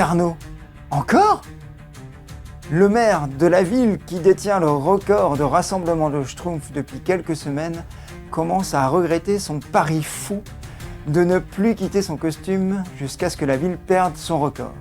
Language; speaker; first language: French; native; French